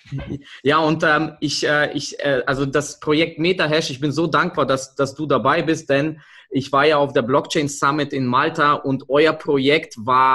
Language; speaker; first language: German; native; German